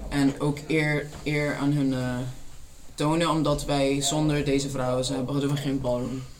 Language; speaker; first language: Dutch; non-native, local second language; Papiamento